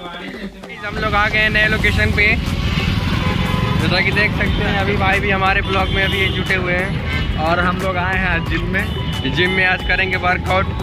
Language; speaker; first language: Hindi; native; Hindi